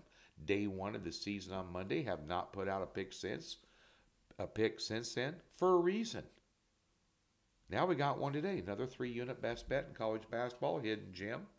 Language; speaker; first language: English; native; English